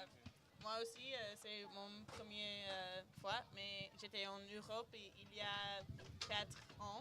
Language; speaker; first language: French; non-native, learner; English